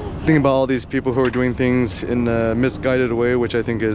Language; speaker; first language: English; early bilingual, other home language; Korean